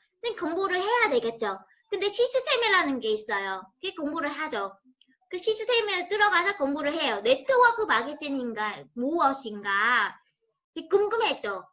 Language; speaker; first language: Korean; non-native, fluent; Vietnamese